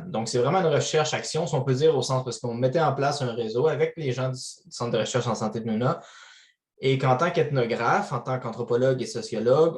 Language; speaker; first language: French; native; French